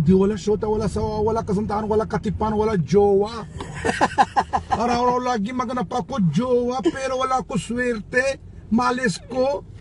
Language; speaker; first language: Filipino; non-native, learner; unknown